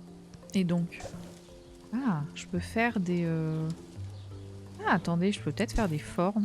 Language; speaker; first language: French; native; French